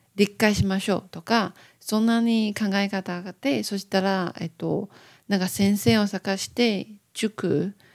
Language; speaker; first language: Japanese; non-native, learner; Chinese